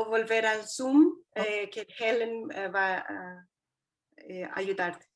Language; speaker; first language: Spanish; non-native, fluent; Portuguese